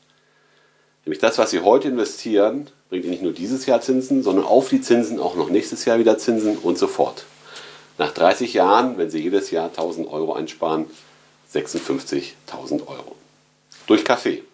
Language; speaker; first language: German; native; German